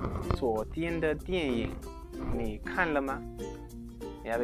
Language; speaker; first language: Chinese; non-native, fluent; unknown